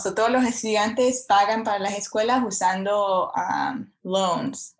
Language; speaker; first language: Spanish; early bilingual, heritage; Spanish